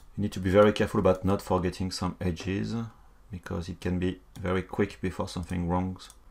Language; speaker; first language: English; non-native, fluent; French